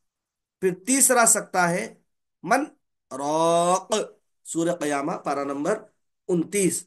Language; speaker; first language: Urdu; native; Urdu